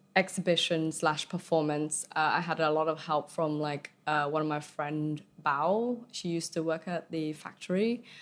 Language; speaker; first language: English; early bilingual, other home language; Vietnamese